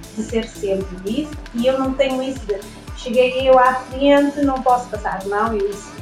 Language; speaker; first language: Portuguese; non-native, local second language; Kabuverdianu